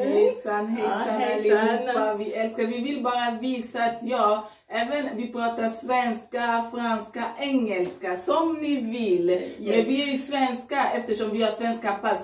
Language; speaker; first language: Swedish; non-native, fluent; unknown